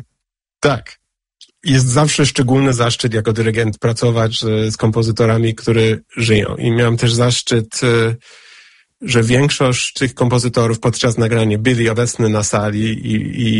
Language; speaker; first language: Polish; non-native, fluent; English